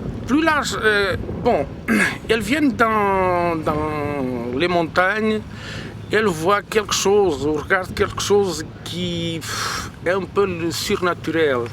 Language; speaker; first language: French; non-native, fluent; Portuguese